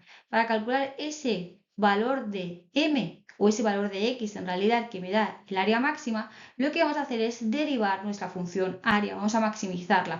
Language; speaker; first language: Spanish; native; Spanish